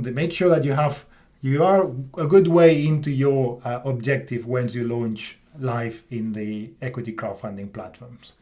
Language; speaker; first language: English; non-native, fluent; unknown